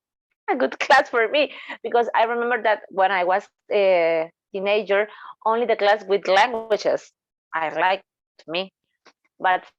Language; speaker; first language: English; non-native, learner; Spanish